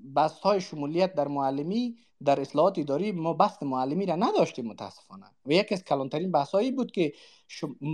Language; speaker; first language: Persian; non-native, local second language; Uzbek